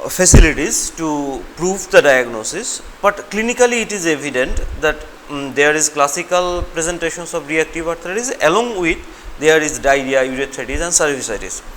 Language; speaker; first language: English; non-native, local second language; Bangla